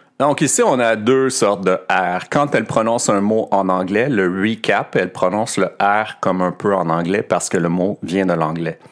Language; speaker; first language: French; native; French